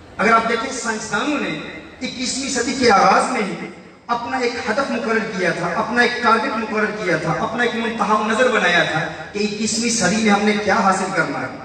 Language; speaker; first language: Urdu; early bilingual, heritage; Urdu